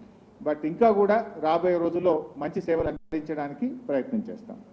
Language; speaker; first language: Telugu; native; Telugu